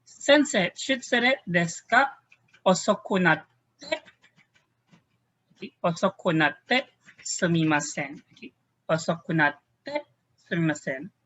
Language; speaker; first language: Japanese; non-native, fluent; Filipino